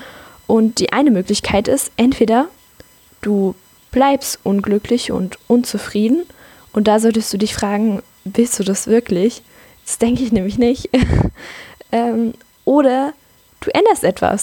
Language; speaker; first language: German; native; German